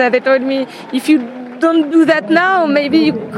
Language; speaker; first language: English; non-native, learner; French